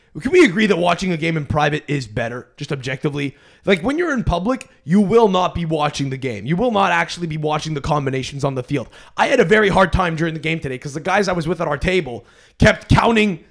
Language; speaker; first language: English; native; English